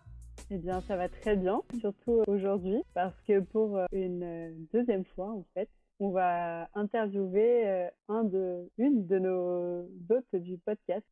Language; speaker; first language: French; native; French